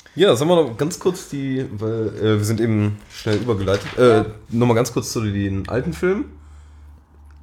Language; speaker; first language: German; native; German